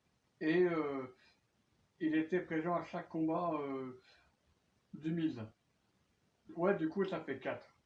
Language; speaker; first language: French; native; French